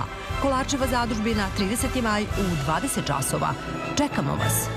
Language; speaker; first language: Serbian; native; Serbian